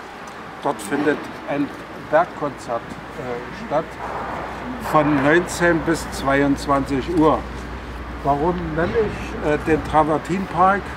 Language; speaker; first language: German; native; German